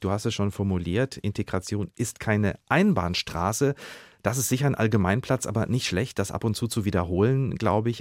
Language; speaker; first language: German; native; German